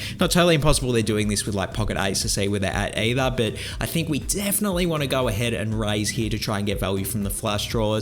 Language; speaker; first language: English; native; English